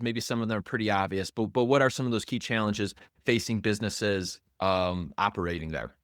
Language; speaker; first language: English; native; English